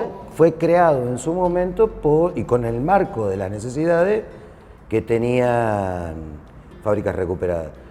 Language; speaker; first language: Spanish; native; Spanish